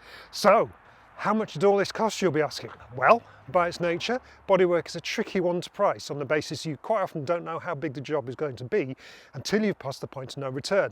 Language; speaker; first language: English; native; English